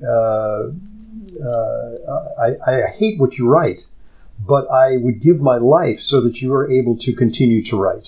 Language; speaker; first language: English; native; English